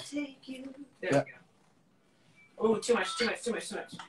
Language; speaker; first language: English; native; English